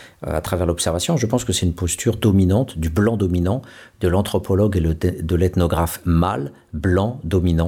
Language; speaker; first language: French; native; French